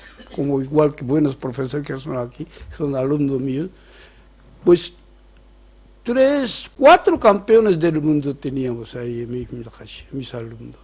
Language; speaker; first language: Spanish; non-native, fluent; Korean